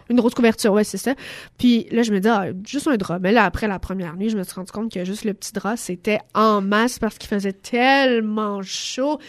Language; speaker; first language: French; native; French